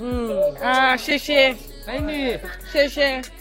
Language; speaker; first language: Chinese; non-native, learner; French